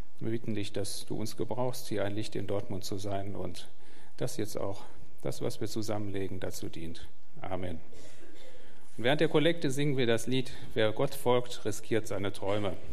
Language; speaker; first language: German; native; German